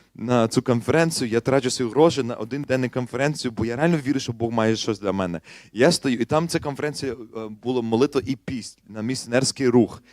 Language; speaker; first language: Ukrainian; non-native, fluent; English